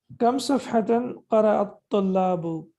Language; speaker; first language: Arabic; non-native, fluent; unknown